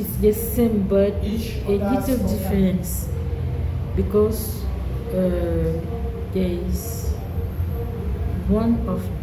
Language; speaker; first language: English; non-native, learner; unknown